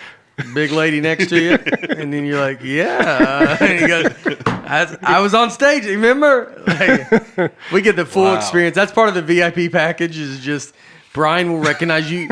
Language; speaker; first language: English; native; English